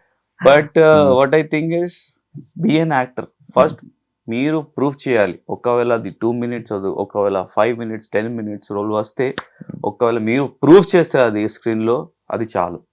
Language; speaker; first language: Telugu; non-native, learner; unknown